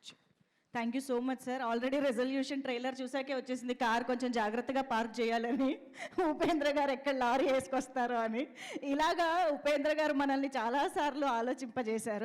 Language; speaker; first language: Telugu; native; Telugu